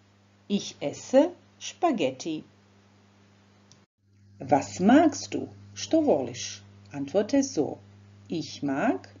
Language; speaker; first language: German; non-native, fluent; Croatian